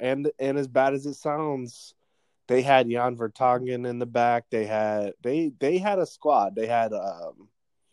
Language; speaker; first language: English; native; English